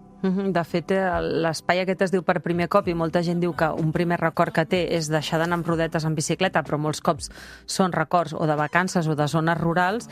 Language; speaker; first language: Catalan; native; Catalan